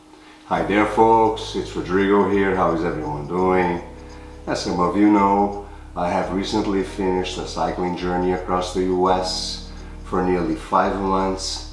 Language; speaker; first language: English; non-native, fluent; Portuguese